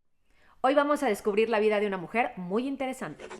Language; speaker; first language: Spanish; native; Spanish